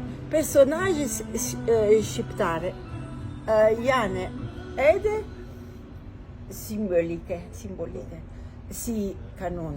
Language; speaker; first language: Albanian; non-native, learner; Italian